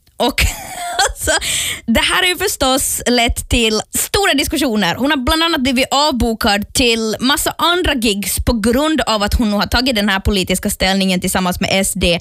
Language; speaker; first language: Swedish; native; Swedish